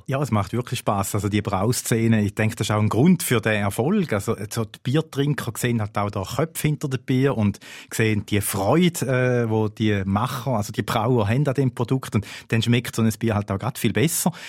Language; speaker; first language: German; native; German